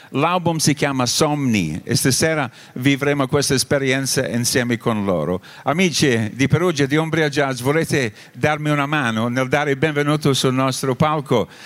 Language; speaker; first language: Italian; non-native, fluent; English